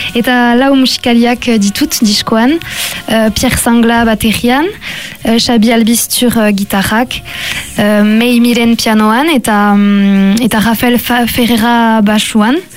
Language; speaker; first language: Basque; non-native, local second language; French